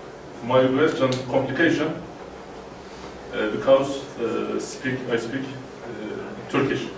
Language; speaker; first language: English; non-native, learner; Turkish